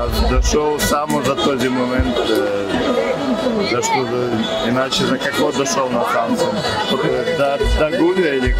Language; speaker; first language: Bulgarian; non-native, learner; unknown